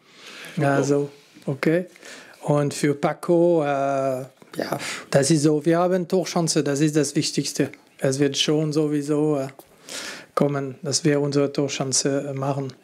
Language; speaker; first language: German; non-native, local second language; French